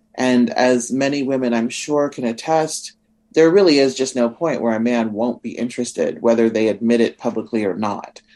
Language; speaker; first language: English; native; English